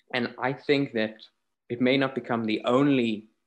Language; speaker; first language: English; native; English